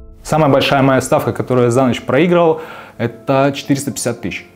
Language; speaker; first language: Russian; native; Russian